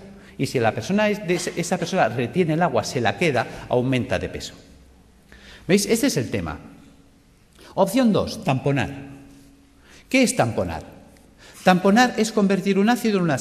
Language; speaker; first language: Spanish; native; Spanish